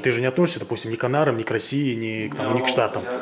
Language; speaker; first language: Russian; native; Russian